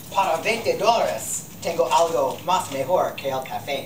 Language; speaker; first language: Spanish; non-native, learner; English